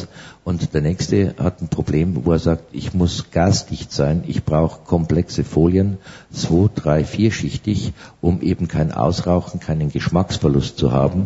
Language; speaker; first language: German; native; German